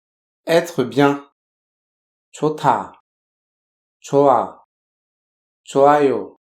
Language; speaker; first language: Korean; non-native, fluent; French